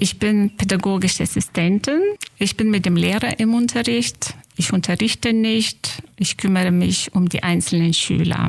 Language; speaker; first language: German; non-native, fluent; Lithuanian